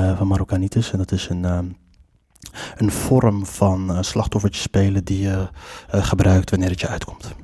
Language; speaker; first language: Dutch; early bilingual, other home language; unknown